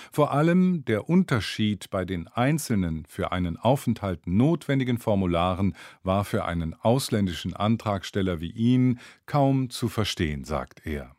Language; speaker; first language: German; native; German